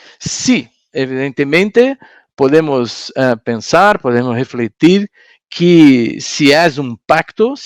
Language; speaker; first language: Spanish; non-native, learner; Portuguese